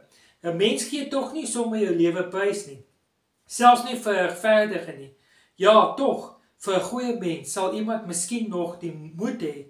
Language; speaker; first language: Afrikaans; native; Afrikaans